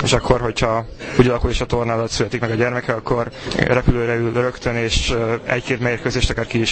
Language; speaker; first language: Hungarian; native; Hungarian